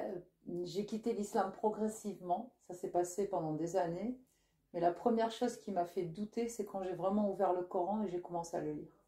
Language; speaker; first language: French; native; French